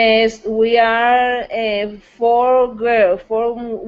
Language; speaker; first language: English; non-native, fluent; Spanish